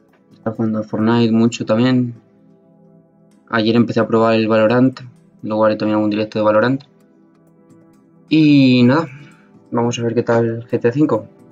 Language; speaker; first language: Spanish; native; Spanish